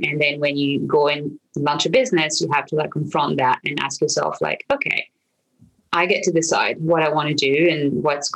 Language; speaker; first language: English; non-native, fluent; French